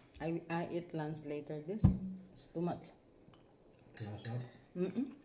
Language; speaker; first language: English; non-native, learner; Filipino